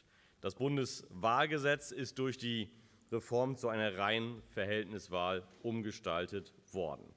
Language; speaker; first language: German; native; German